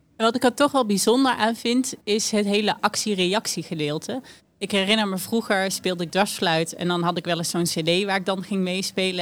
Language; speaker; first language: Dutch; native; Dutch